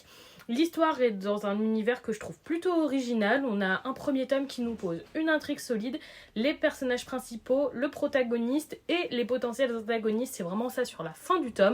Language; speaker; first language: French; native; French